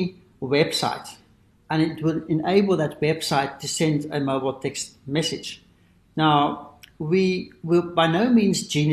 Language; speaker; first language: English; native; English